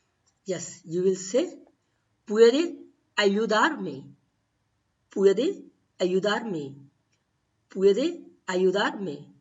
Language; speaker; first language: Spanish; non-native, fluent; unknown